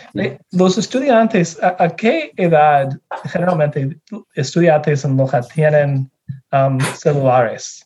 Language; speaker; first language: Spanish; non-native, fluent; English